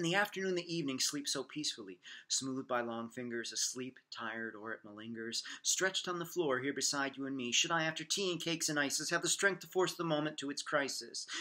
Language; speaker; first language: English; native; English